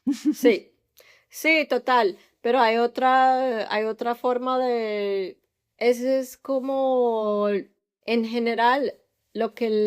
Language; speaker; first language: Spanish; early bilingual, heritage; English